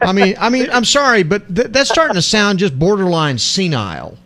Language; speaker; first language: English; native; English